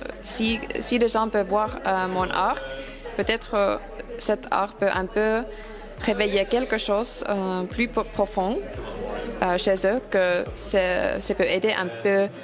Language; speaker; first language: French; non-native, learner; Finnish